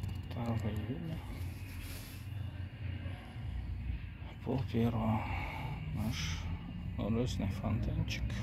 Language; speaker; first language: Russian; native; Russian